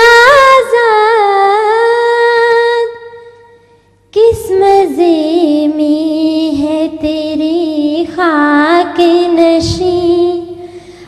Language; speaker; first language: Urdu; native; Urdu